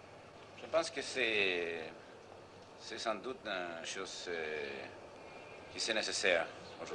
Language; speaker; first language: French; non-native, fluent; Spanish